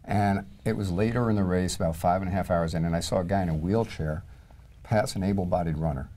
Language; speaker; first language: English; native; English